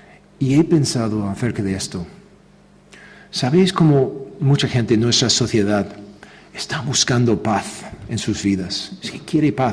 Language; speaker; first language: Spanish; non-native, fluent; English